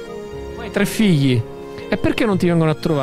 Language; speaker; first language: Italian; native; Italian